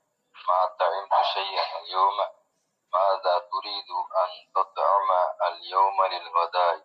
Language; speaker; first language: Arabic; non-native, fluent; Tamil